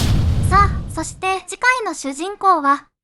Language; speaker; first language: Japanese; native; Japanese